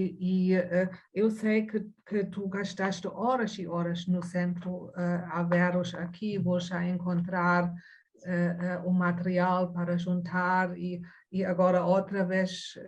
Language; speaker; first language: Portuguese; non-native, fluent; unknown